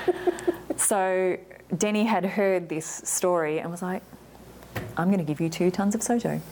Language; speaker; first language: English; native; English